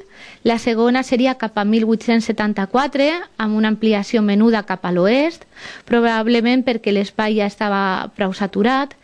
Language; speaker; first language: Catalan; native; Catalan